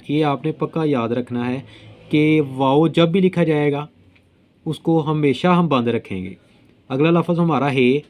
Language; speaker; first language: Urdu; non-native, local second language; Punjabi